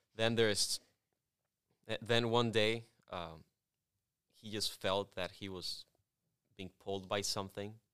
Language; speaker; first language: English; non-native, fluent; Spanish